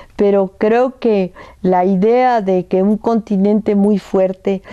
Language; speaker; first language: Spanish; early bilingual, other home language; French